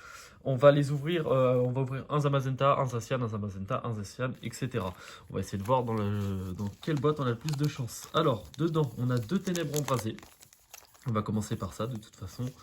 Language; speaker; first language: French; native; French